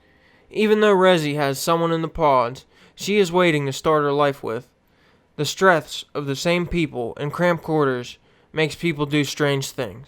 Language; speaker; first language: English; native; English